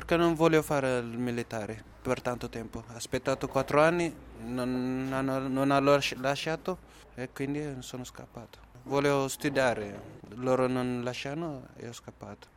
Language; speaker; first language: Italian; non-native, learner; Tigrinya